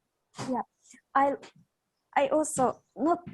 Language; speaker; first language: English; non-native, fluent; Japanese